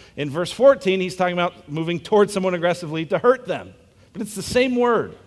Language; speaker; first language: English; native; English